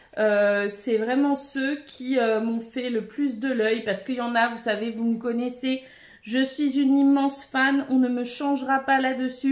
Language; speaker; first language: French; native; French